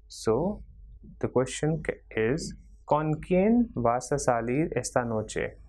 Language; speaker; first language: Spanish; non-native, fluent; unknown